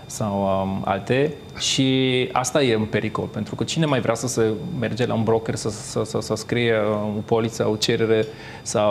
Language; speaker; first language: Romanian; non-native, fluent; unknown